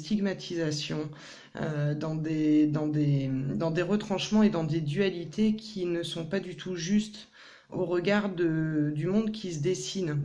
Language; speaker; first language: French; native; French